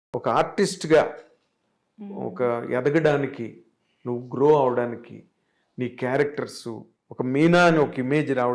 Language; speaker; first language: Telugu; native; Telugu